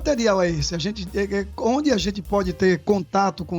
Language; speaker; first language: Portuguese; native; Portuguese